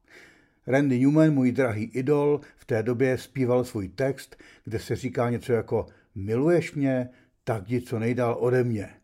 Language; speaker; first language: Czech; native; Czech